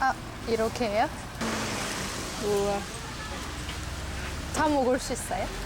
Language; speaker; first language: Korean; non-native, learner; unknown